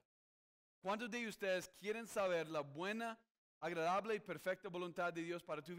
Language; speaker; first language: Spanish; non-native, fluent; English